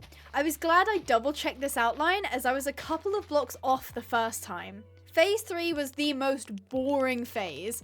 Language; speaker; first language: English; native; English